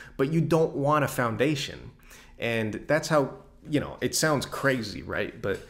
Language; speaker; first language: English; native; English